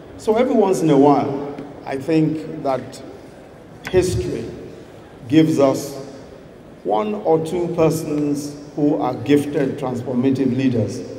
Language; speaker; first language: English; non-native, local second language; Yoruba